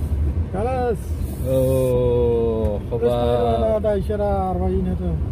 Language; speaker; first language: Arabic; non-native, learner; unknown